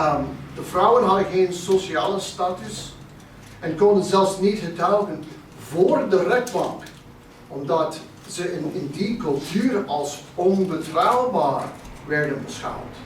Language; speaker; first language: Dutch; non-native, fluent; English